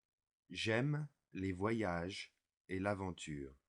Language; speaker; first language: French; non-native, fluent; English